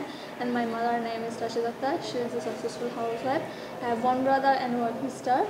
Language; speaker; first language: English; non-native, learner; Bangla